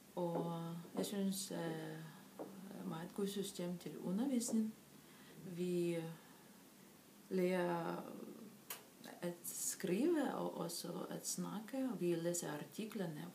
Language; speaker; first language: Danish; non-native, learner; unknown